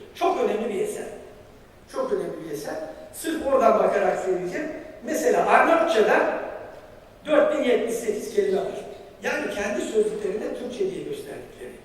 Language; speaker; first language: Turkish; native; Turkish